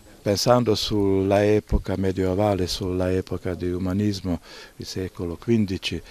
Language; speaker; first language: Italian; non-native, fluent; Hungarian